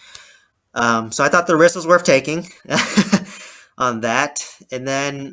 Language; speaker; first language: English; native; English